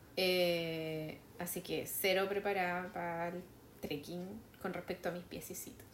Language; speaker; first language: Spanish; native; Spanish